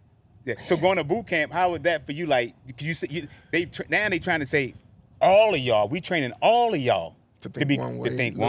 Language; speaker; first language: English; native; English